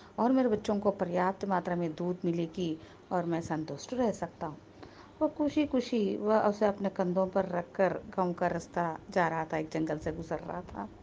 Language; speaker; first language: Hindi; non-native, local second language; Telugu